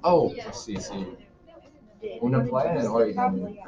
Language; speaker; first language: Spanish; non-native, fluent; English